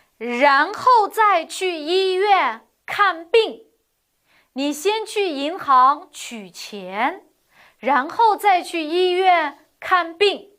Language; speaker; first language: Chinese; non-native, fluent; Uyghur